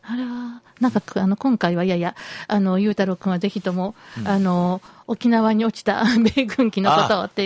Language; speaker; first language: Japanese; native; Japanese